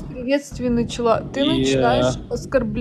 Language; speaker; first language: Russian; native; Russian